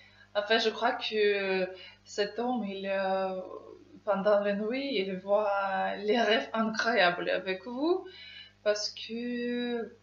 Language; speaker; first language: French; non-native, learner; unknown